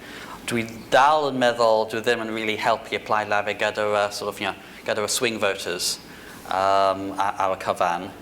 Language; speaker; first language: Welsh; non-native, fluent; English